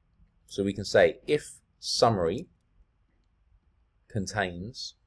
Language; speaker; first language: English; native; English